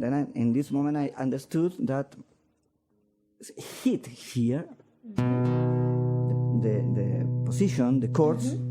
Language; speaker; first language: English; non-native, learner; Spanish